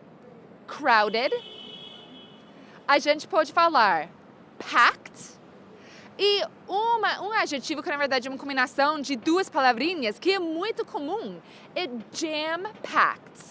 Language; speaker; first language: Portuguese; non-native, fluent; English